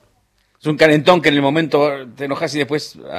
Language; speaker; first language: Spanish; native; Spanish